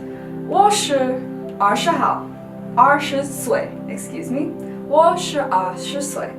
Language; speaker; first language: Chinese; non-native, learner; English